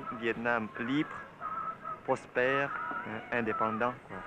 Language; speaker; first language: French; non-native, local second language; Vietnamese